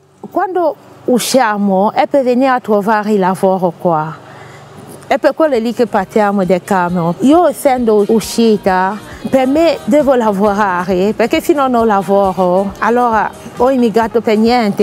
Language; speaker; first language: Italian; non-native, fluent; French